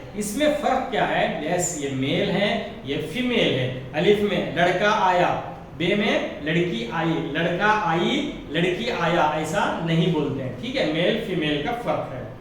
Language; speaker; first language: Urdu; native; Urdu